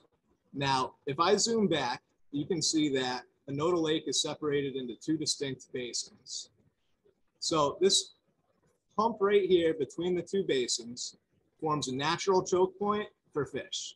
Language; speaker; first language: English; native; English